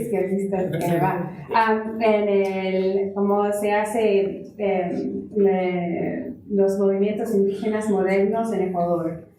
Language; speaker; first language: Spanish; non-native, fluent; English